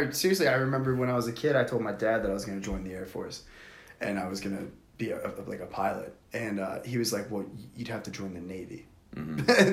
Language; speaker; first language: English; native; English